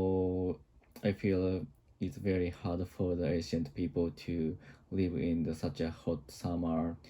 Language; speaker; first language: English; non-native, learner; Japanese